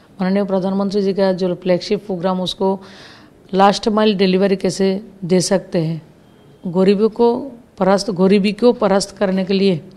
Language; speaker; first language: Hindi; non-native, local second language; Bangla